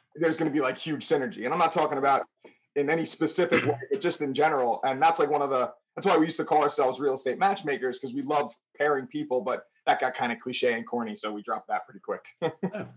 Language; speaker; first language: English; native; English